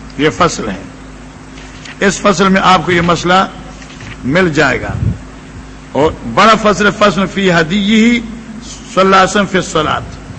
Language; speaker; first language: Urdu; non-native, local second language; Northern Hindko